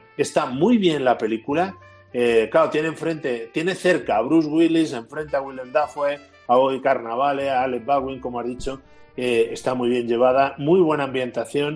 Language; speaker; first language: Spanish; native; Spanish